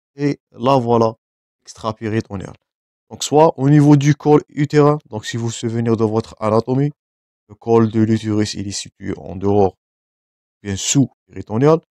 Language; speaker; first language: French; non-native, local second language; Arabic